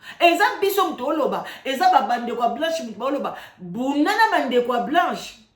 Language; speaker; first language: Lingala; non-native, local second language; Kongo